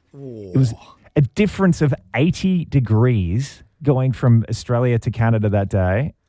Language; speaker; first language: English; native; English